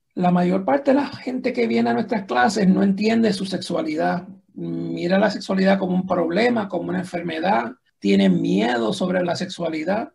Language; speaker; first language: Spanish; native; Spanish